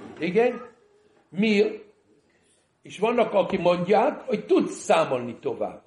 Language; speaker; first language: Hungarian; early bilingual, heritage; Hungarian